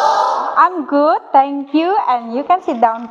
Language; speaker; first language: English; non-native, learner; Indonesian